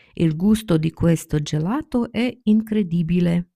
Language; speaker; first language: Italian; non-native, fluent; Ukrainian